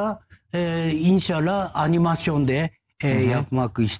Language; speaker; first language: Turkish; non-native, learner; Japanese